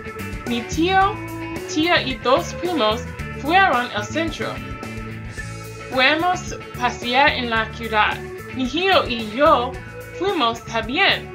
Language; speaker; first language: Spanish; non-native, learner; English